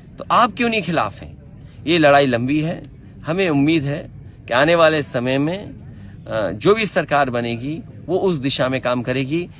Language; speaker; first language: Hindi; native; Hindi